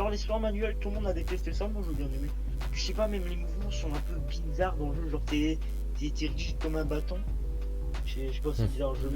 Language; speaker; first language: French; native; French